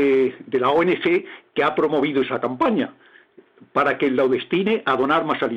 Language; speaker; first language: Spanish; native; Spanish